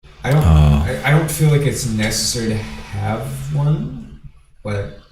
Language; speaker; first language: English; native; English